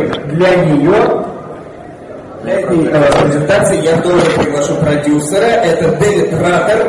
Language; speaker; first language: Russian; native; Russian